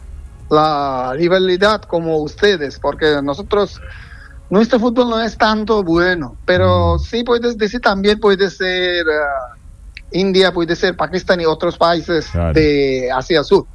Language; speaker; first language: Spanish; non-native, fluent; Bangla